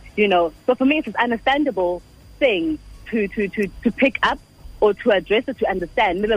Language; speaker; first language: English; non-native, local second language; Xhosa